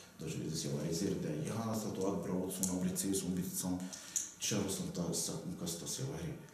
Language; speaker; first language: Latvian; non-native, learner; Arabic